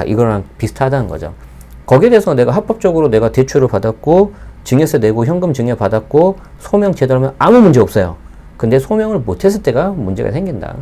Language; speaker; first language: Korean; native; Korean